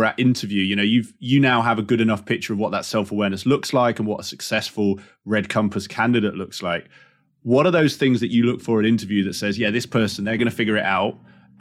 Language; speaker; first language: English; native; English